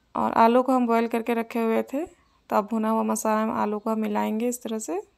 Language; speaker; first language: Hindi; native; Hindi